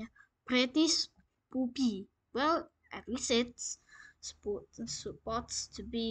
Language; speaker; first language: English; non-native, learner; Indonesian